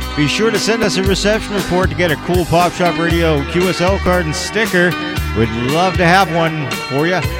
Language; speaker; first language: English; native; English